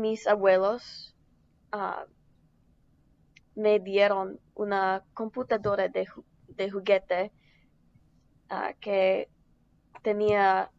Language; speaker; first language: Spanish; non-native, learner; English